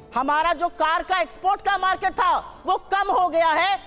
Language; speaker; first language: Hindi; native; Hindi